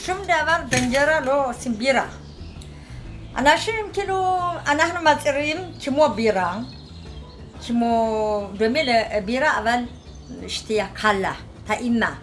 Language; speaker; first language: Hebrew; non-native, fluent; Amharic